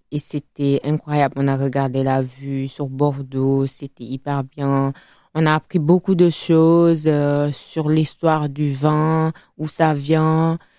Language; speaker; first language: French; non-native, fluent; Italian